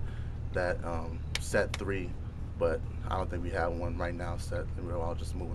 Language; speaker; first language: English; native; English